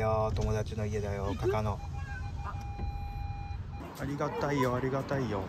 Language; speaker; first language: Japanese; native; Japanese